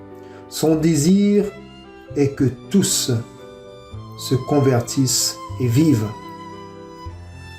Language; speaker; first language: French; native; French